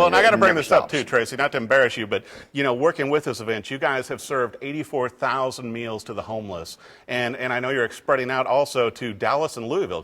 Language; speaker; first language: English; native; English